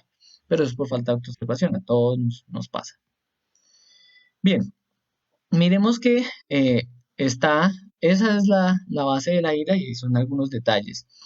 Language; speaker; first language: Spanish; native; Spanish